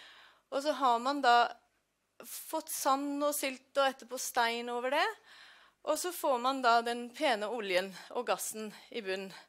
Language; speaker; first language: Norwegian; non-native, fluent; English